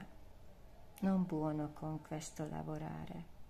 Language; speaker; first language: Italian; non-native, learner; Hungarian